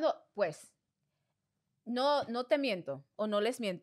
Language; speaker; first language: Spanish; non-native, learner; English